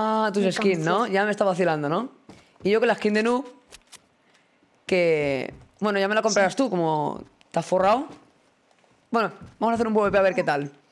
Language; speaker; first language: Spanish; native; Spanish